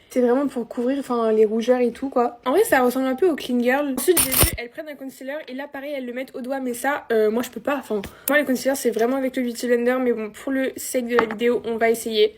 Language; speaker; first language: French; native; French